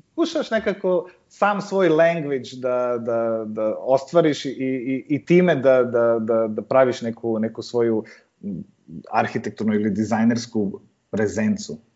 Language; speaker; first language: Serbian; early bilingual, heritage; Serbian